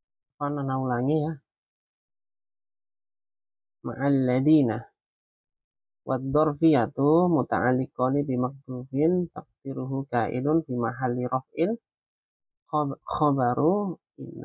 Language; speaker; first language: Arabic; non-native, fluent; Indonesian